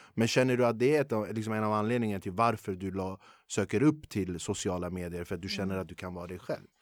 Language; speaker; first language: Swedish; early bilingual, other home language; Kurdish